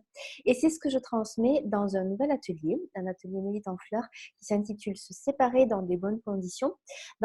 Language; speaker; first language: French; native; French